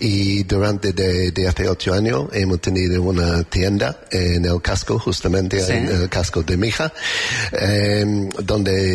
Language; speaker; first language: Spanish; non-native, learner; English